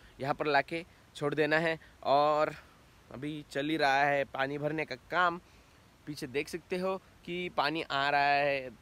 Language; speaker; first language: Hindi; non-native, local second language; Marathi